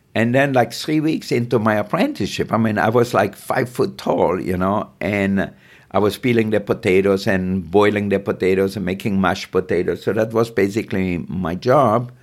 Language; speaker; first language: English; non-native, fluent; German